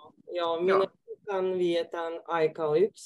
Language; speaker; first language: Finnish; non-native, learner; Russian